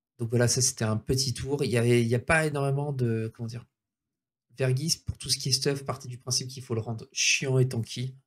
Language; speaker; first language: French; native; French